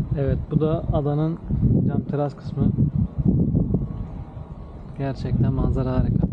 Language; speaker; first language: Turkish; native; Turkish